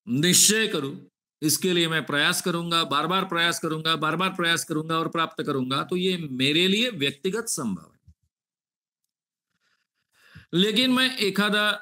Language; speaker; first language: Hindi; non-native, local second language; Marathi